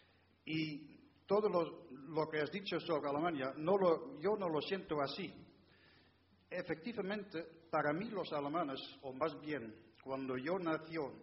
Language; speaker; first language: Spanish; non-native, fluent; Dutch